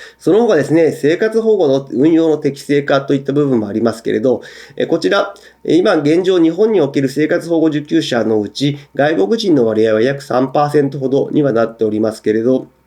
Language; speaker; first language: Japanese; native; Japanese